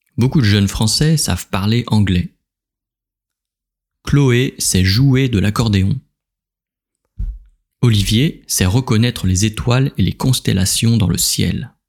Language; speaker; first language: French; native; French